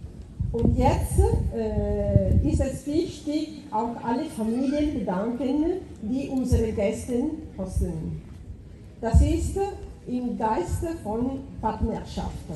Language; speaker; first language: German; non-native, fluent; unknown